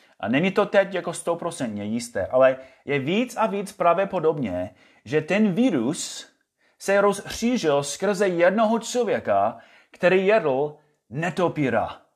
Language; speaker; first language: Czech; non-native, fluent; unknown